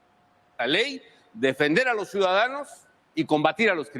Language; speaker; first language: Spanish; native; Spanish